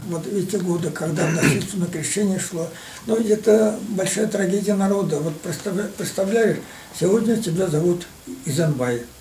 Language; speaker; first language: Russian; non-native, local second language; Chuvash